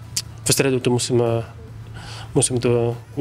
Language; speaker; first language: Czech; non-native, learner; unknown